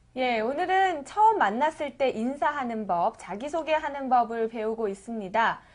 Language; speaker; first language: Korean; native; Korean